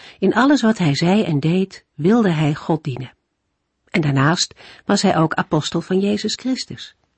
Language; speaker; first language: Dutch; native; Dutch